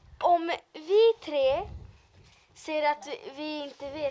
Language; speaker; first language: Swedish; early bilingual, other home language; Persian